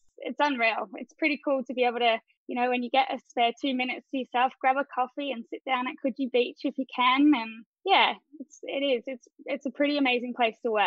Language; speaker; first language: English; native; English